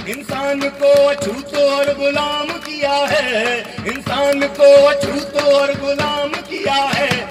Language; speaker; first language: Hindi; native; Hindi